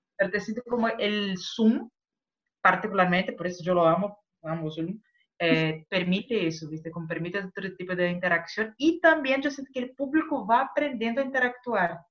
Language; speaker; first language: Spanish; non-native, fluent; Portuguese